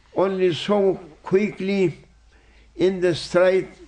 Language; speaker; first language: English; non-native, fluent; Turkish